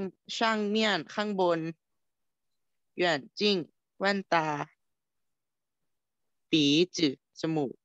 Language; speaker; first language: Chinese; non-native, learner; Thai